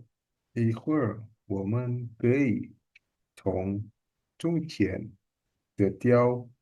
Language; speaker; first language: Chinese; non-native, learner; Indonesian